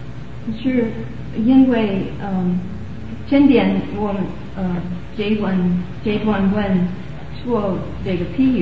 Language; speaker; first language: Chinese; non-native, learner; English